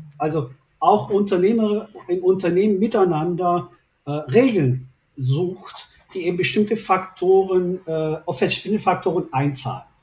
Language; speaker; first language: German; early bilingual, other home language; Turkish